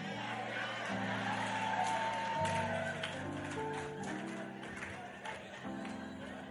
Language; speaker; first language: English; non-native, local second language; Akan